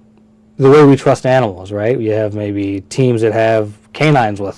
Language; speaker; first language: English; early bilingual, other home language; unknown